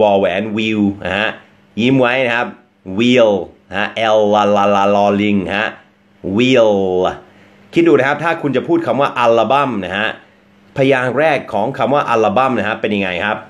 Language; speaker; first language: Thai; non-native, fluent; English